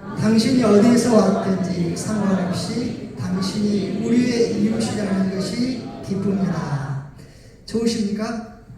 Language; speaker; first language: Korean; native; Korean